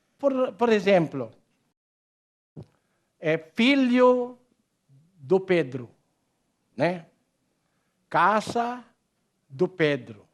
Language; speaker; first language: Portuguese; non-native, learner; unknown